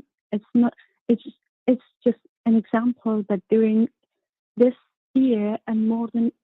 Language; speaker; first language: English; non-native, learner; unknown